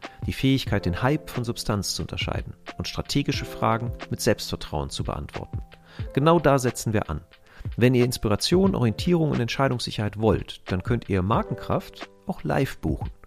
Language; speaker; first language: German; native; German